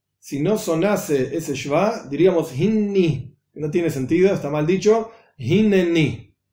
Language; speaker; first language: Spanish; native; Spanish